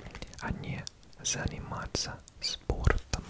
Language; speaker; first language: Russian; non-native, learner; English